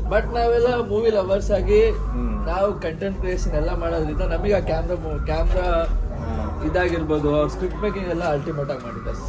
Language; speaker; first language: Kannada; native; Kannada